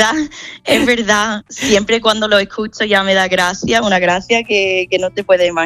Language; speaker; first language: Spanish; non-native, fluent; English